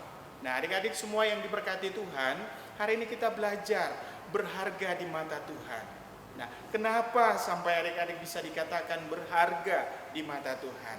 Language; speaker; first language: Indonesian; native; Indonesian